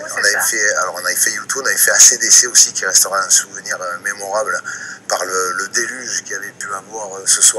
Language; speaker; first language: French; native; French